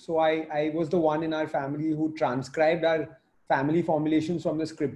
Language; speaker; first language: English; non-native, local second language; Hindi